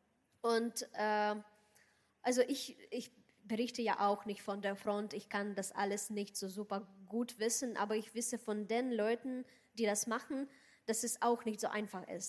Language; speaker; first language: German; non-native, fluent; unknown